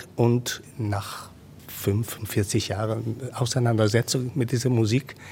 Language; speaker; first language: German; non-native, fluent; Italian